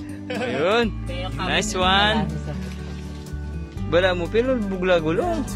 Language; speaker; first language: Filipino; non-native, local second language; Pampanga